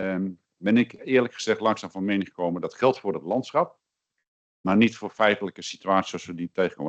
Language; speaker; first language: Dutch; native; Dutch